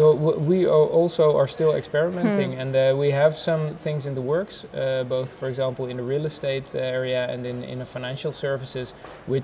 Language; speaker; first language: English; non-native, fluent; Dutch